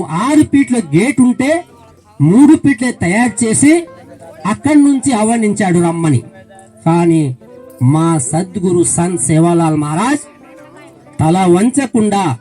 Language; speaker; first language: Telugu; non-native, local second language; Lambadi